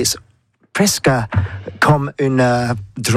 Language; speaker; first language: French; non-native, learner; English